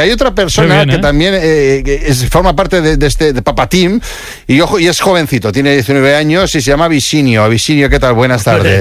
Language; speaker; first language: Spanish; native; Spanish